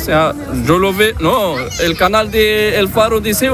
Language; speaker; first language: Spanish; non-native, learner; Arabic